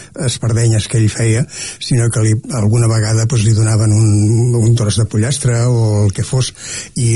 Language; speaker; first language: Catalan; non-native, local second language; Spanish